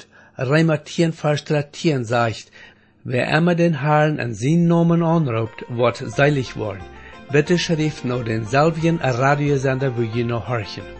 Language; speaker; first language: German; non-native, learner; Plautdietsch